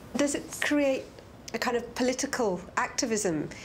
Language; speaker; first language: English; native; English